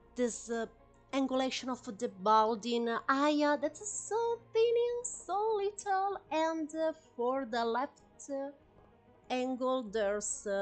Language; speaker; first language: English; non-native, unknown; Italian